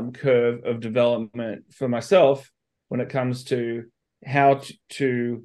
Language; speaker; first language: English; native; English